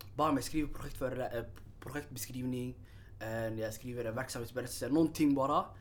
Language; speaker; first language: Swedish; early bilingual, other home language; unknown